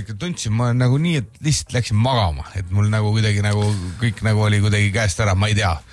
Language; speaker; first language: Estonian; native; Estonian